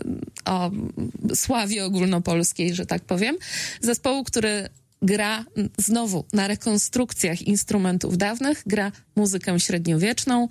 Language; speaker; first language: Polish; native; Polish